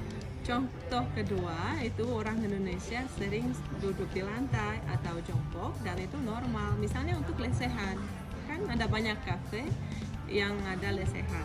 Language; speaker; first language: Indonesian; non-native, fluent; Russian